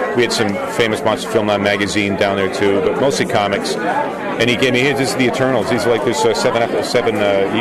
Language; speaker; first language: English; native; English